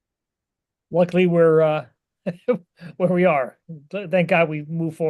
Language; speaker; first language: English; native; English